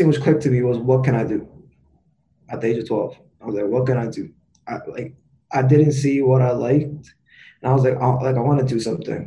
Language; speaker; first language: English; native; English